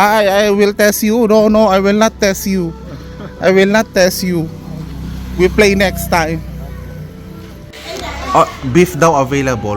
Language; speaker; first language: English; non-native, learner; Filipino